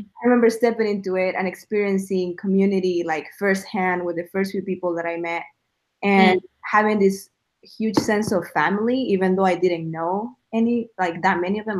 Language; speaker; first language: English; non-native, fluent; Spanish